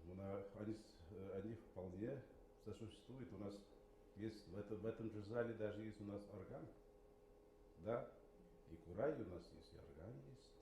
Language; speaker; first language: Russian; non-native, local second language; Bashkir